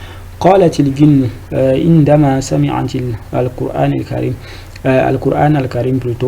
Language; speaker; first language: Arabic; non-native, fluent; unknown